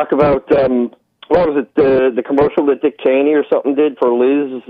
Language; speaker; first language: English; native; English